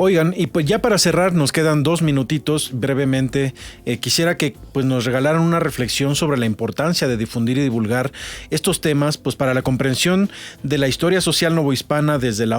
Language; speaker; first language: Spanish; native; Spanish